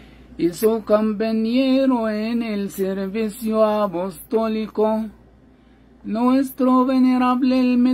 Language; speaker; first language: Spanish; non-native, fluent; Arabic